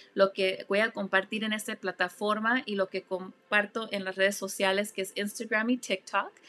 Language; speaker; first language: Spanish; early bilingual, heritage; Spanish